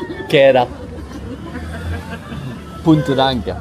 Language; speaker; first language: Spanish; non-native, fluent; Swedish